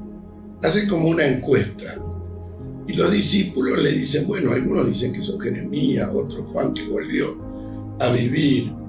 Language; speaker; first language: Spanish; native; Spanish